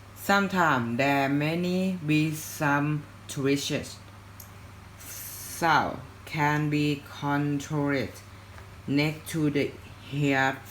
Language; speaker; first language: English; non-native, learner; Thai